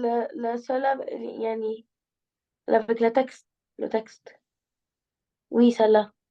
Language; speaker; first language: French; non-native, learner; Arabic